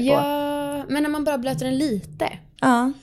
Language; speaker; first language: Swedish; native; Swedish